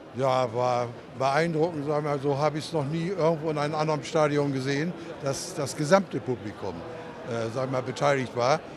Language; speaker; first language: German; native; German